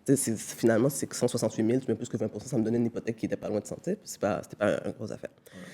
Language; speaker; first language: French; native; French